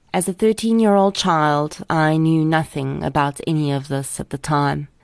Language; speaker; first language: English; native; English